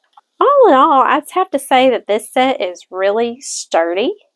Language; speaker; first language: English; native; English